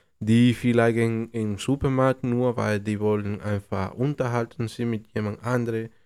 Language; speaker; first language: German; non-native, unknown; Spanish